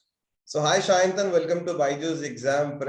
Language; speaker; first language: English; non-native, local second language; Hindi